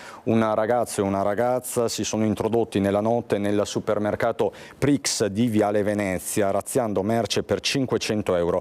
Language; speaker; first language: Italian; native; Italian